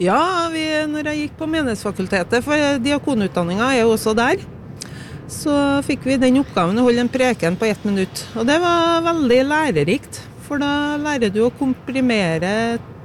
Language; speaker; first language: Norwegian; native; Norwegian